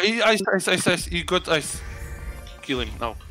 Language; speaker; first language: English; non-native, learner; Turkish